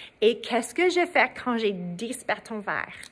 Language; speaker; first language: French; non-native, fluent; English